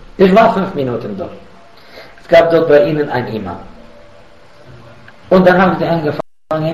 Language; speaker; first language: German; non-native, fluent; Arabic